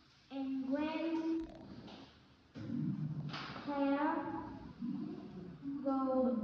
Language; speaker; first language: English; non-native, learner; Vietnamese